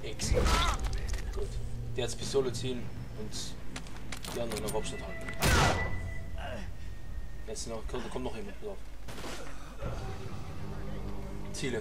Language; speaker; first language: German; native; German